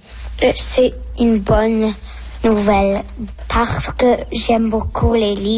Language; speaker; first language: French; non-native, local second language; English